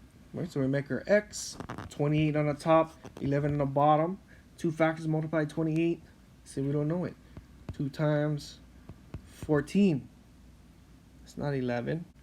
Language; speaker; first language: English; native; English